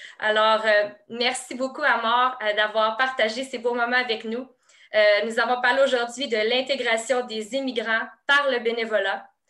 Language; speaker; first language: French; native; French